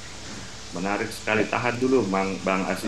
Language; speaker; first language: Indonesian; native; Indonesian